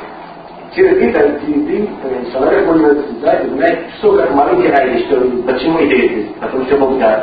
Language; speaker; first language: Russian; non-native, learner; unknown